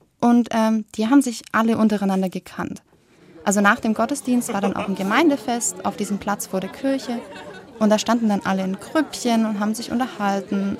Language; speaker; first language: German; native; German